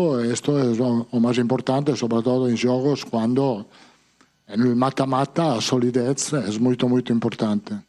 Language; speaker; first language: Portuguese; non-native, learner; Italian